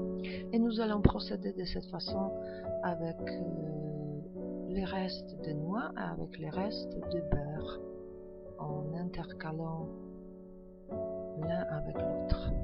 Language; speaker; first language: French; non-native, fluent; Polish